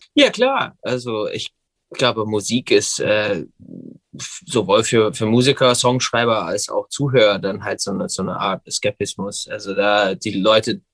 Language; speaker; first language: German; non-native, fluent; English